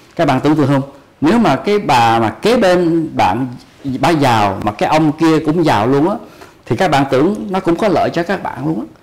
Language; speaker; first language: Vietnamese; native; Vietnamese